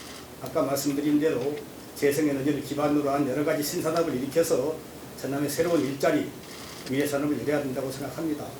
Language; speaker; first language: Korean; native; Korean